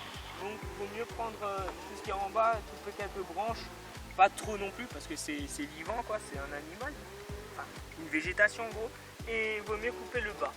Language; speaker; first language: French; native; French